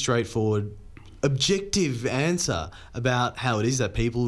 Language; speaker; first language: English; non-native, local second language; Hindi